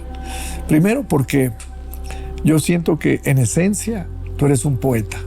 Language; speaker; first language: Spanish; native; Spanish